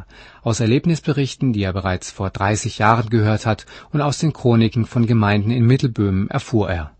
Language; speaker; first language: German; native; German